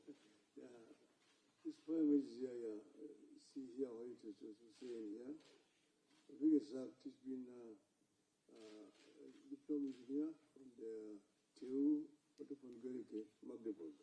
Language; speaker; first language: German; non-native, fluent; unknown